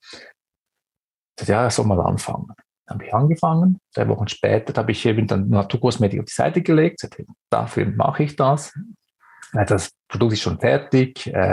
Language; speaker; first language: German; early bilingual, other home language; Greek